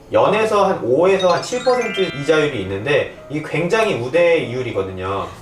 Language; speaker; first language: Korean; native; Korean